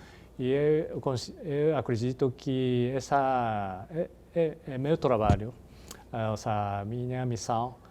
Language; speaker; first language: Portuguese; non-native, fluent; Japanese